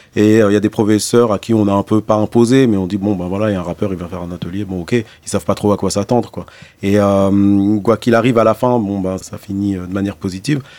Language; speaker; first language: French; native; French